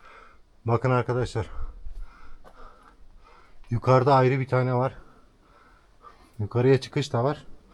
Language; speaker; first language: Turkish; native; Turkish